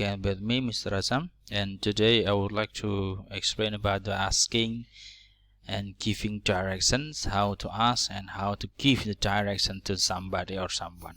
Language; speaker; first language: English; non-native, learner; Indonesian